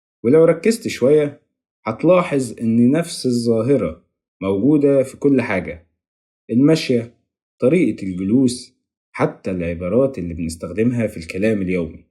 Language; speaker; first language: Arabic; native; Arabic